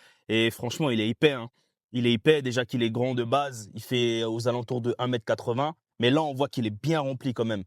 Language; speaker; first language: French; native; French